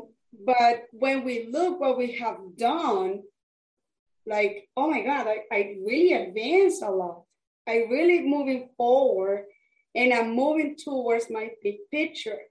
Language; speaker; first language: English; non-native, fluent; Spanish